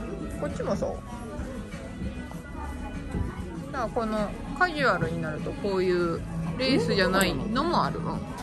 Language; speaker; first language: Japanese; native; Japanese